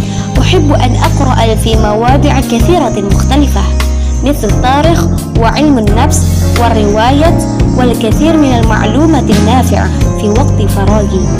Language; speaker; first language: Arabic; non-native, learner; Indonesian